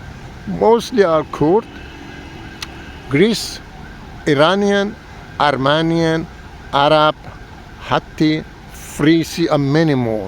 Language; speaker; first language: English; non-native, learner; Persian